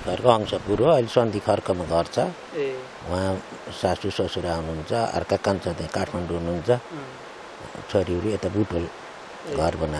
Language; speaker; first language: Nepali; native; Nepali